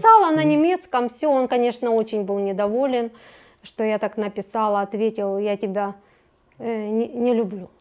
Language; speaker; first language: Russian; native; Russian